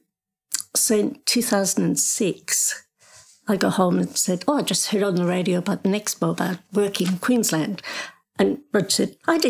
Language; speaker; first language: English; native; English